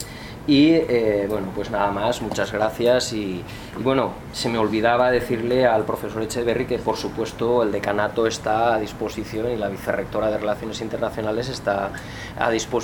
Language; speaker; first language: Spanish; native; Spanish